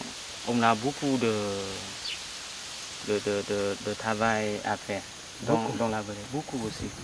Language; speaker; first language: French; non-native, learner; Vietnamese